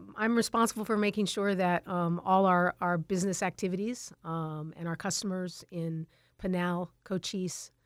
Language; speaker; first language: English; native; English